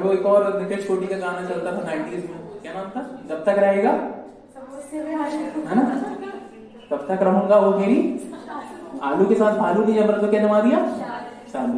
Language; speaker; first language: Hindi; native; Hindi